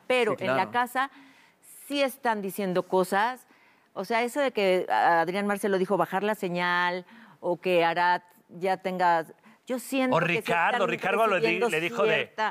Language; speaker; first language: Spanish; native; Spanish